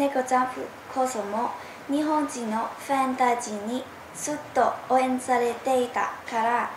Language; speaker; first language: Japanese; non-native, learner; Thai